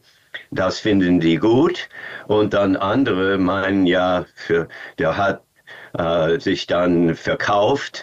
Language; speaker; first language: German; non-native, fluent; English